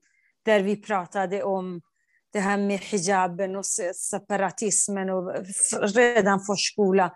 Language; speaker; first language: Swedish; non-native, fluent; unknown